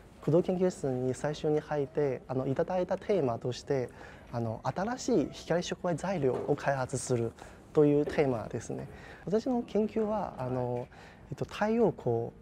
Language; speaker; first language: Japanese; non-native, fluent; Chinese